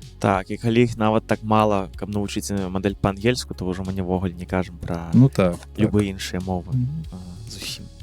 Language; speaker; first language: Belarusian; non-native, local second language; Russian